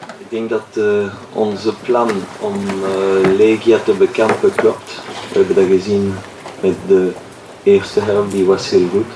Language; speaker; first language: Dutch; non-native, local second language; French